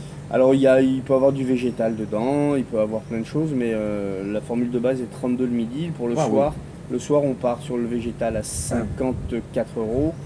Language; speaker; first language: French; native; French